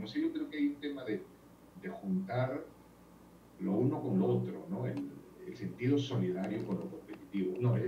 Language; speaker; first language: Spanish; native; Spanish